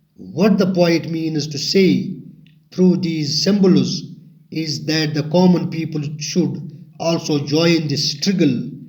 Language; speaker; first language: English; non-native, local second language; Urdu